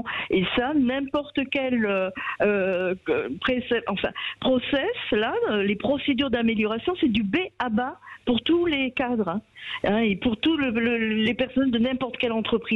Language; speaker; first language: French; native; French